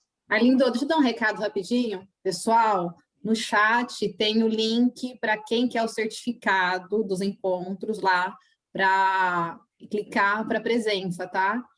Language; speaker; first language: Portuguese; native; Portuguese